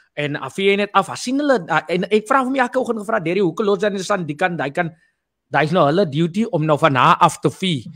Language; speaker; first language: Afrikaans; native; Afrikaans